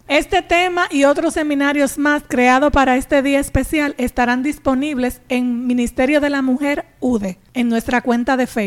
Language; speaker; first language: Spanish; native; Spanish